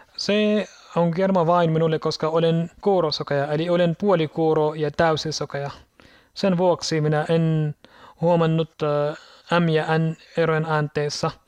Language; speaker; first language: Finnish; non-native, learner; Arabic